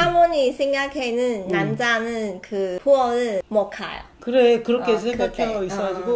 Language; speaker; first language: Korean; non-native, learner; Chinese